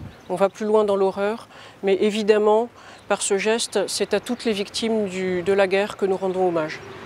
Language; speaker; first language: French; native; French